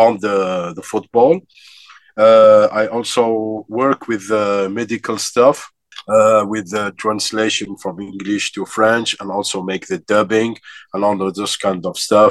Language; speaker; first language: English; non-native, fluent; Arabic